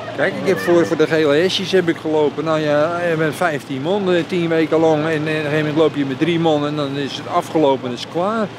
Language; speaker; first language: Dutch; native; Dutch